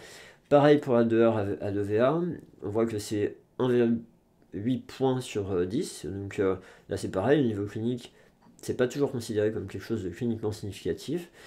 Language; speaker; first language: French; native; French